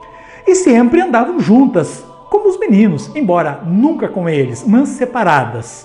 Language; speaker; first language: Portuguese; native; Portuguese